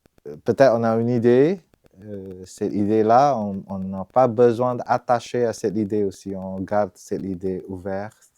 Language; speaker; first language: French; non-native, fluent; Vietnamese